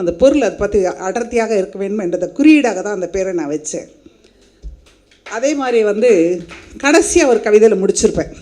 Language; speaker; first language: Tamil; native; Tamil